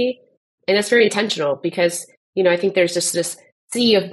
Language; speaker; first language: English; native; English